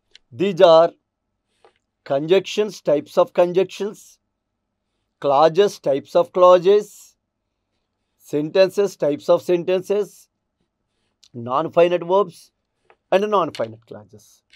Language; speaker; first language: English; non-native, local second language; Telugu